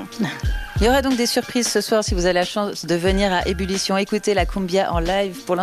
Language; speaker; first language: French; native; French